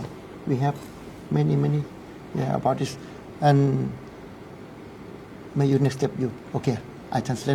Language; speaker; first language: English; non-native, learner; Thai